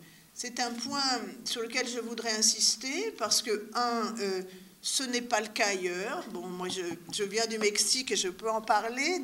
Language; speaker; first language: French; native; French